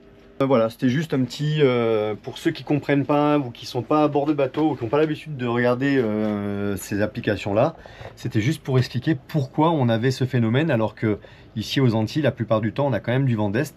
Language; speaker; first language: French; native; French